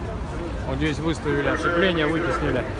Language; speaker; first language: Russian; native; Russian